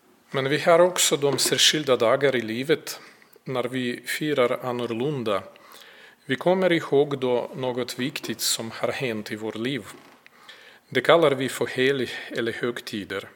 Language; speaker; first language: Swedish; non-native, fluent; Russian